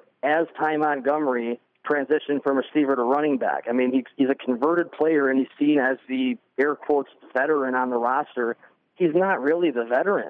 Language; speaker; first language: English; native; English